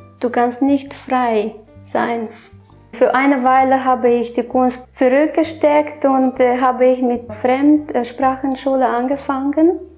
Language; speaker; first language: German; non-native, fluent; Romanian